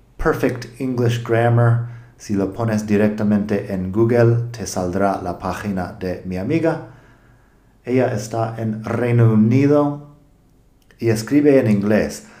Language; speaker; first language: Spanish; non-native, fluent; English